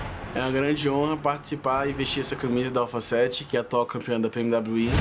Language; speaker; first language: Portuguese; native; Portuguese